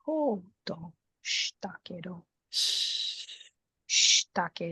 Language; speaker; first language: Japanese; non-native, learner; English